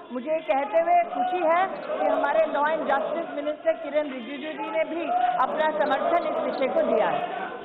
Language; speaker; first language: Hindi; native; Hindi